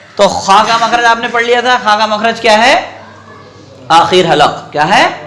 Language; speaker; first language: Urdu; native; Urdu